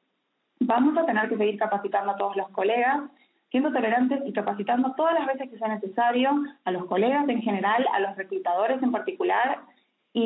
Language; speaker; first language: Spanish; native; Spanish